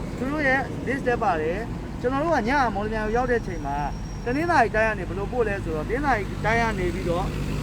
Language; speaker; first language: Burmese; non-native, local second language; Tedim Chin